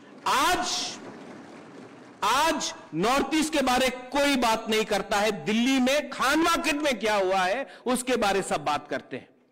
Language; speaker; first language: Hindi; non-native, local second language; Kok Borok